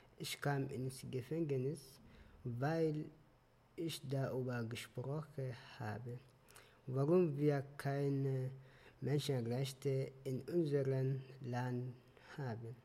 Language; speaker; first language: German; non-native, fluent; Tigrinya